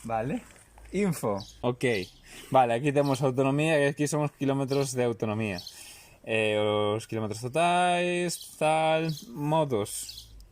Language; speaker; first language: Spanish; non-native, local second language; Galician